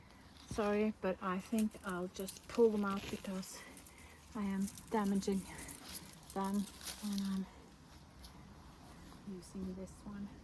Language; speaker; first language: English; non-native, fluent; Norwegian